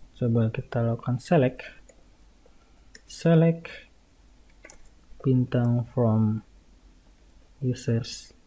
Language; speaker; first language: Indonesian; native; Indonesian